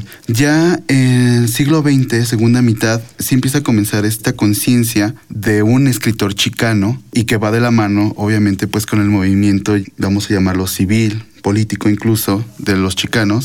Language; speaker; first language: Spanish; native; Spanish